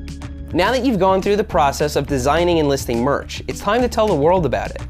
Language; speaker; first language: English; native; English